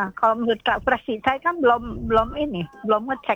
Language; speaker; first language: Indonesian; native; Indonesian